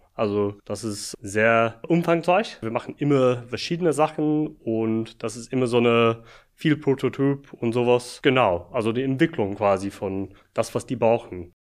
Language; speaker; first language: German; non-native, fluent; English